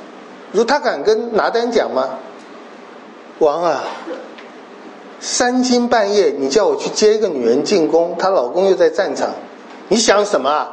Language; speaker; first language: Chinese; native; Chinese